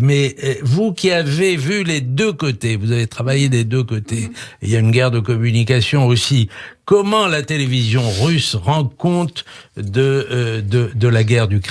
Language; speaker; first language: French; native; French